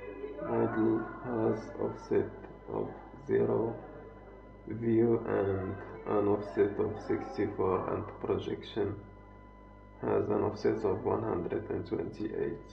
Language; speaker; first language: English; non-native, fluent; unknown